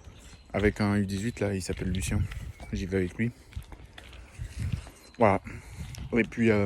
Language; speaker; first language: French; native; French